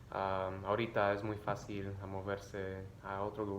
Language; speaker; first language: Spanish; early bilingual, other home language; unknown